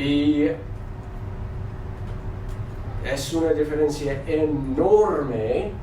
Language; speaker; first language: Spanish; non-native, fluent; English